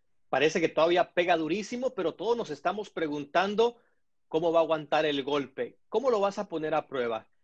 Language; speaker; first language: Spanish; native; Spanish